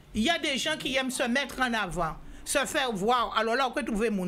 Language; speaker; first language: French; non-native, local second language; Guadeloupean Creole French